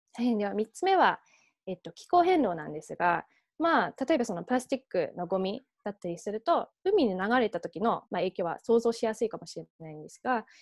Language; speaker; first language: Japanese; early bilingual, heritage; Japanese